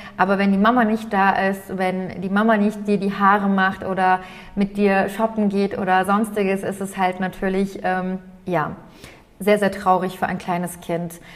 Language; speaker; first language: German; early bilingual, other home language; Turkish